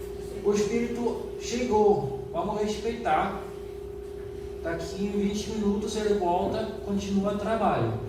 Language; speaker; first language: Portuguese; non-native, fluent; German